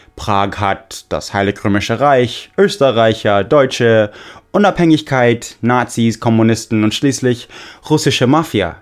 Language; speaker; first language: German; non-native, fluent; English